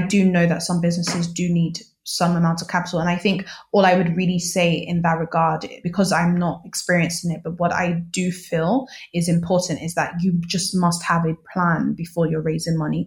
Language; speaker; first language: English; native; English